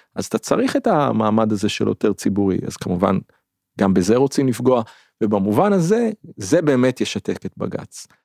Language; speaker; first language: Hebrew; native; Hebrew